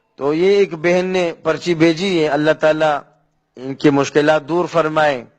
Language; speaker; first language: Urdu; non-native, local second language; Pashto